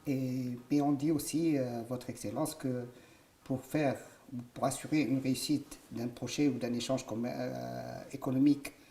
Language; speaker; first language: French; non-native, local second language; Arabic